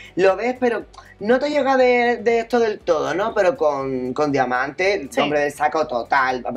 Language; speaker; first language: Spanish; native; Spanish